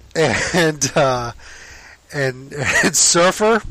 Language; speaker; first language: English; native; English